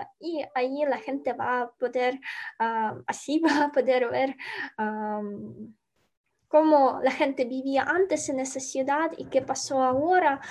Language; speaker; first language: Spanish; non-native, learner; Ukrainian